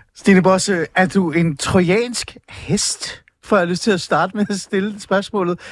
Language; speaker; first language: Danish; early bilingual, other home language; Persian